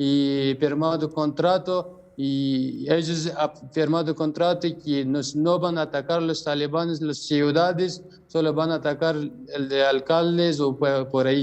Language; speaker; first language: Spanish; non-native, learner; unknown